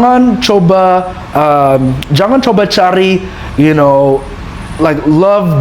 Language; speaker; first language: Indonesian; non-native, learner; English